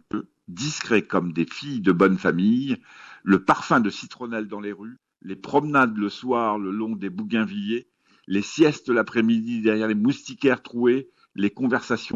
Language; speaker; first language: French; native; French